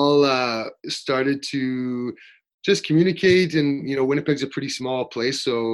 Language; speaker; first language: English; native; English